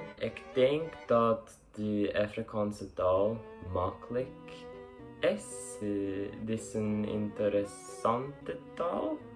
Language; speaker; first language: Dutch; non-native, learner; English